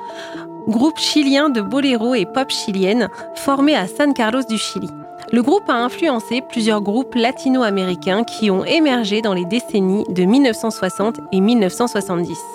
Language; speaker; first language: French; native; French